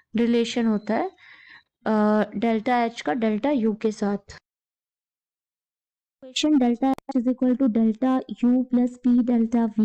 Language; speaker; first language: Hindi; native; Hindi